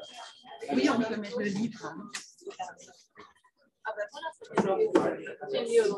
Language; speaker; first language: French; non-native, fluent; Dutch